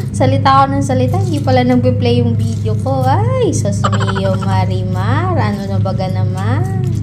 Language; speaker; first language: Filipino; native; Filipino